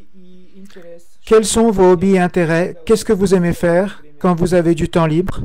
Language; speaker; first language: French; non-native, fluent; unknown